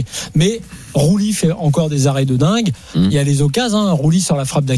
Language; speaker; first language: French; native; French